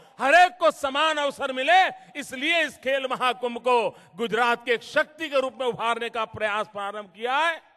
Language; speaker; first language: Hindi; non-native, local second language; Gujarati